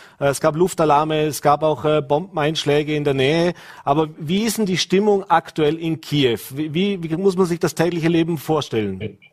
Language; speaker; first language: German; native; German